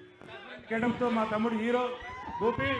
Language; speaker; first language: Telugu; native; Telugu